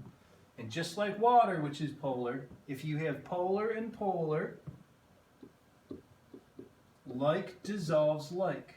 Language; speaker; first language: English; native; English